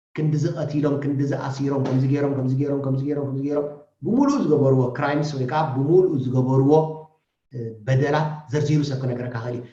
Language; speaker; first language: Tigrinya; native; Tigrinya